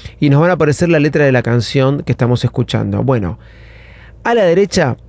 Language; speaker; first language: Spanish; native; Spanish